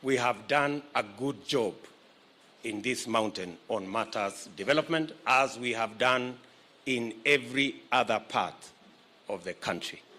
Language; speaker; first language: English; non-native, local second language; Kalenjin